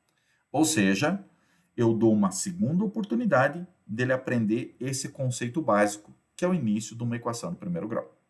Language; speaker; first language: Portuguese; native; Portuguese